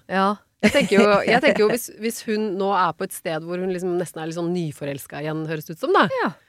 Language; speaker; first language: Norwegian; native; Norwegian